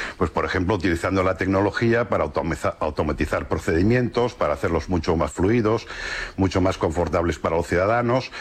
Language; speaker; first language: Spanish; non-native, local second language; Catalan